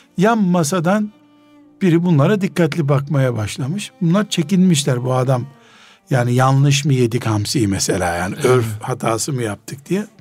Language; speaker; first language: Turkish; native; Turkish